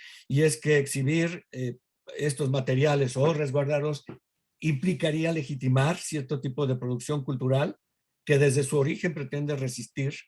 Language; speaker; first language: Spanish; native; Spanish